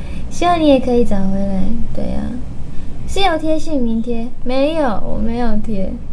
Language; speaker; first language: Chinese; non-native, fluent; Japanese